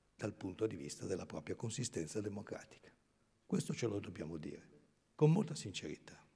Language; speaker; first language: Italian; native; Italian